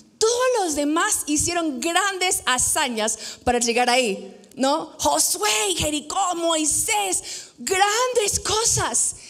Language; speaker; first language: Spanish; non-native, fluent; English